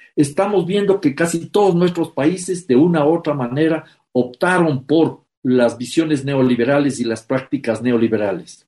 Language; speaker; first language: Spanish; native; Spanish